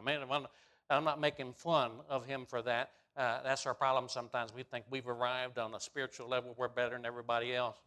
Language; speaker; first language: English; native; English